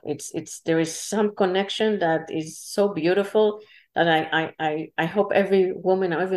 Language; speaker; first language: English; non-native, fluent; Hebrew